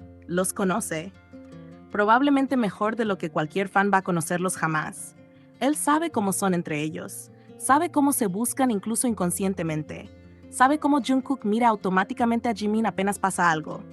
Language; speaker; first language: Spanish; native; Spanish